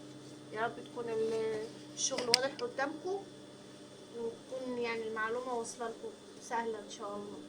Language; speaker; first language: Arabic; native; Arabic